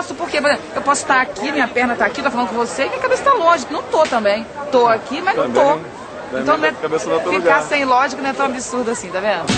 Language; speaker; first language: Portuguese; native; Portuguese